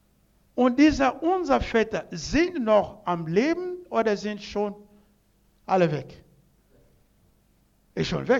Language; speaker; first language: German; non-native, learner; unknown